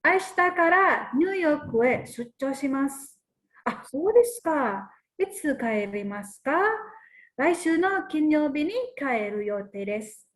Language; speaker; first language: Japanese; non-native, learner; Indonesian